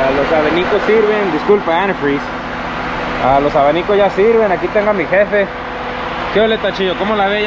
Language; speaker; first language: Spanish; early bilingual, heritage; Spanish